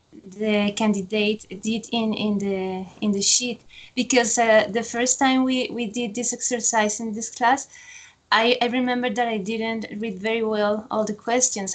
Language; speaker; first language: English; non-native, fluent; Spanish